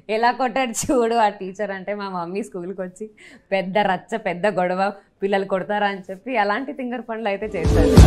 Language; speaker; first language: Telugu; non-native, local second language; Kannada